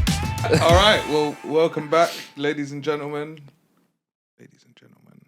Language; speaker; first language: English; native; English